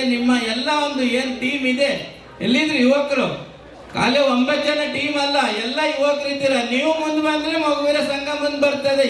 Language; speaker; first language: Kannada; native; Kannada